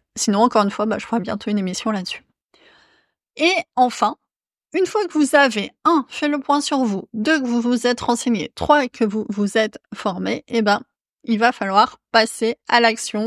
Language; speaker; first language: French; native; French